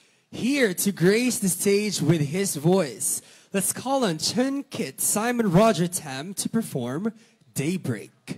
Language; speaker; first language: English; non-native, local second language; Filipino